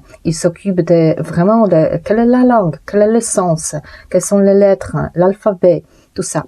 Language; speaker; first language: French; non-native, fluent; Polish